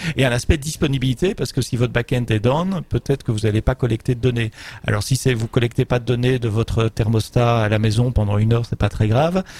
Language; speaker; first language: French; native; French